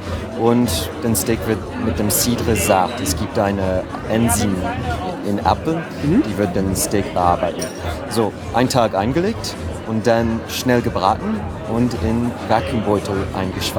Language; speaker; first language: German; non-native, learner; French